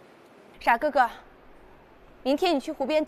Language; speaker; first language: Chinese; native; Chinese